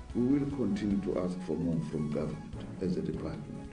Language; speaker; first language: English; non-native, fluent; Portuguese